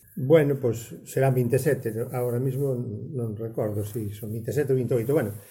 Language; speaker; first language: Galician; native; Galician